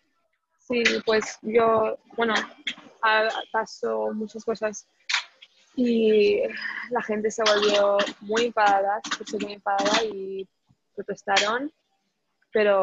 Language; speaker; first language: Spanish; early bilingual, heritage; Spanish